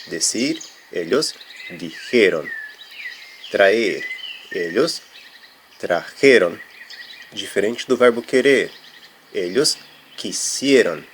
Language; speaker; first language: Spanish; non-native, fluent; Portuguese